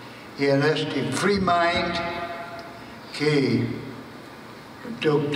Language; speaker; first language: Portuguese; non-native, fluent; English